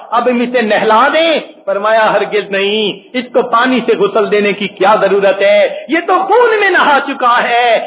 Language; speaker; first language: Urdu; non-native, local second language; Punjabi